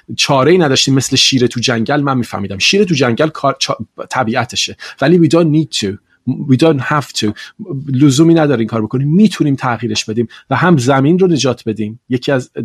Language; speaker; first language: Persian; non-native, local second language; Kurdish